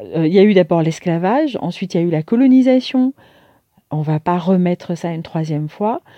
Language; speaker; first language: French; native; French